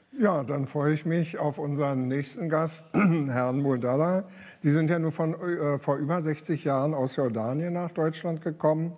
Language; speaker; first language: German; native; German